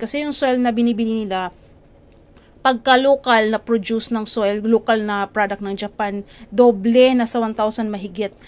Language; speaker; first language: Filipino; native; Filipino